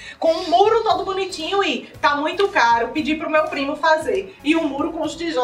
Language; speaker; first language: Portuguese; native; Portuguese